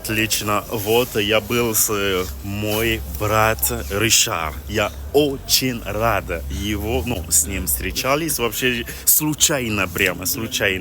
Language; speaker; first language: Russian; non-native, learner; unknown